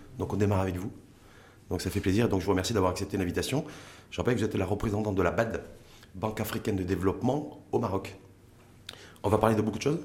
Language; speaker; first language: French; non-native, local second language; Arabic